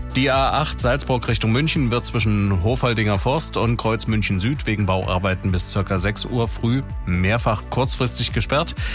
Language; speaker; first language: German; native; German